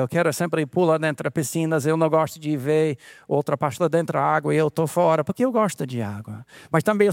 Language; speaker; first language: Portuguese; non-native, fluent; English